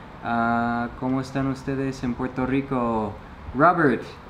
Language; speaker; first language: Spanish; non-native, fluent; English